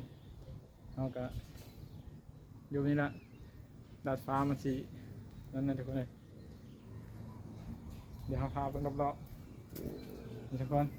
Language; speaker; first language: Thai; non-native, local second language; Northeastern Thai